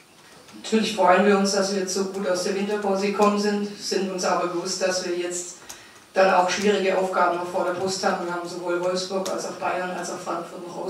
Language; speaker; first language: German; native; German